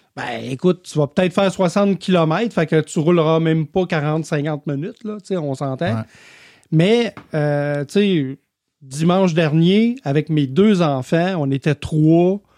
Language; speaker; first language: French; native; French